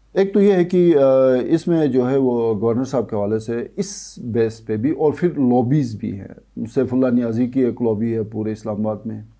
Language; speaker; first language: Urdu; non-native, local second language; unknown